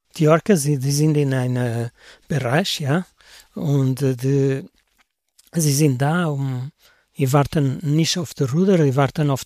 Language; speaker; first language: German; non-native, learner; Portuguese